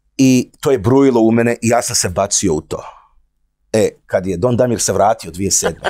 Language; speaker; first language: Croatian; early bilingual, heritage; Croatian